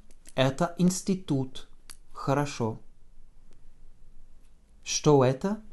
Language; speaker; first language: Russian; non-native, fluent; French